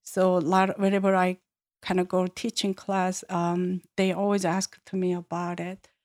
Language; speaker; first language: English; non-native, learner; Korean